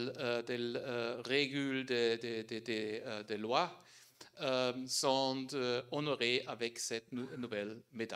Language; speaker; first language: French; non-native, fluent; German